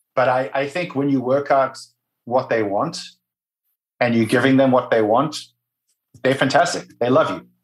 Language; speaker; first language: English; native; English